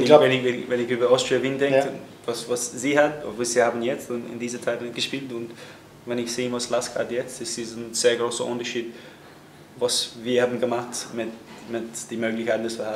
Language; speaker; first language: German; non-native, fluent; English